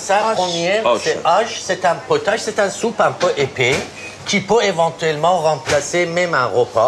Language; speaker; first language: French; non-native, fluent; Persian